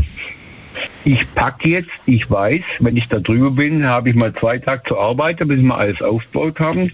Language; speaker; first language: German; native; German